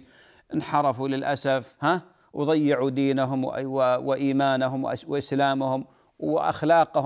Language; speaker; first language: Arabic; native; Arabic